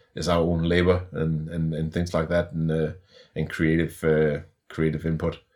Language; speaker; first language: English; non-native, fluent; Danish